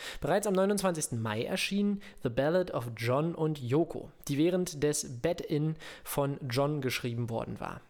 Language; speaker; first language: German; native; German